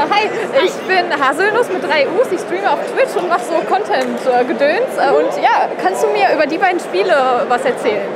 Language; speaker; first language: German; native; German